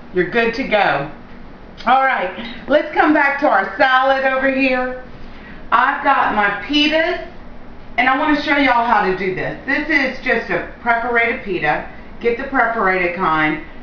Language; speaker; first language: English; native; English